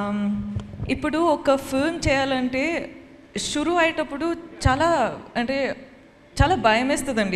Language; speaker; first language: Telugu; non-native, fluent; Kodava